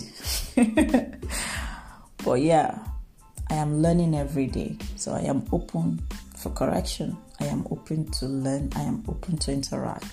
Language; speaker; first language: English; non-native, local second language; Igbo